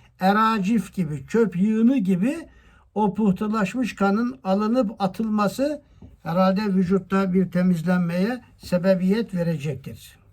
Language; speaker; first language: Turkish; native; Turkish